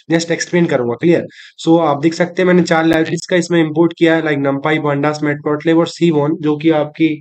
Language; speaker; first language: Hindi; native; Hindi